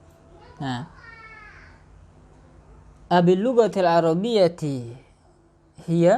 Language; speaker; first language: Arabic; non-native, fluent; Indonesian